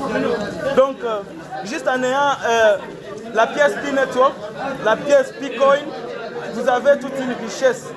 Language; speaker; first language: French; non-native, local second language; Swahili